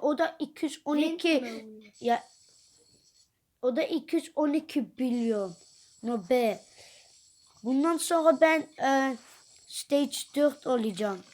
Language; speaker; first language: Turkish; early bilingual, heritage; Dutch